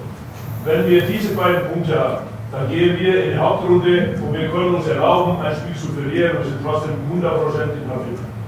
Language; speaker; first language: German; non-native, fluent; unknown